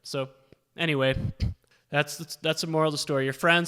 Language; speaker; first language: English; native; English